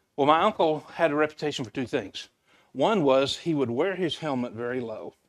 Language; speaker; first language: English; native; English